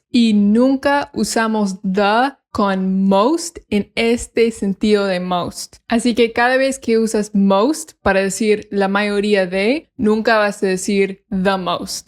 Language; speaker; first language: Spanish; non-native, fluent; English